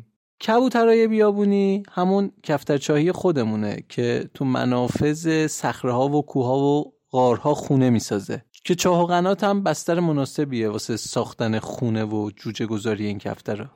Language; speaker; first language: Persian; native; Persian